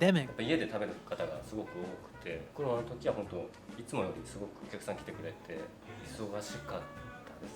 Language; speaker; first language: Japanese; native; Japanese